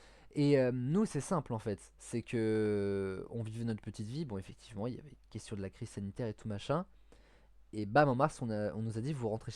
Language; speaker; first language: French; native; French